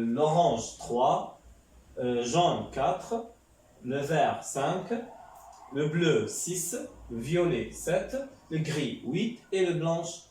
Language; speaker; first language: French; non-native, local second language; Arabic